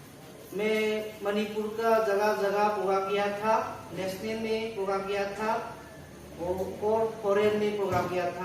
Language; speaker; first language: Hindi; non-native, local second language; Manipuri